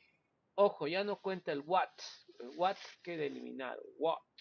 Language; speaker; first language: Spanish; native; Spanish